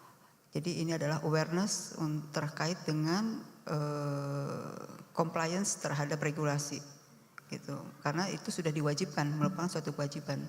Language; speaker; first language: Indonesian; native; Indonesian